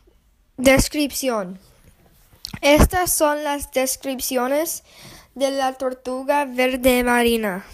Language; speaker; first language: Spanish; non-native, learner; English